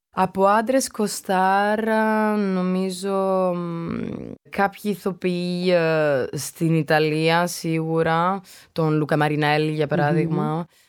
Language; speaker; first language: Greek; early bilingual, heritage; Greek